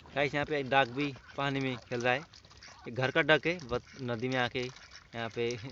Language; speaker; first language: Hindi; non-native, local second language; Assamese